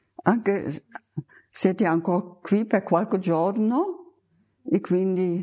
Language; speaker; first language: Italian; non-native, fluent; German